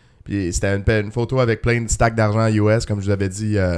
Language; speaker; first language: French; native; French